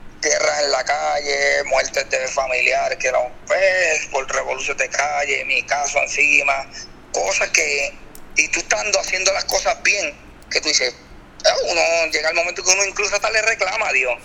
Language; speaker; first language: Spanish; native; Spanish